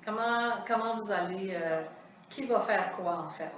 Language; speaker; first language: French; native; French